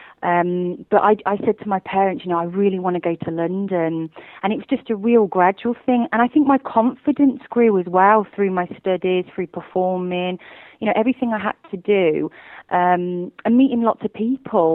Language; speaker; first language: English; native; English